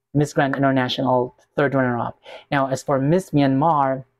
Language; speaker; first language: English; non-native, local second language; Hiligaynon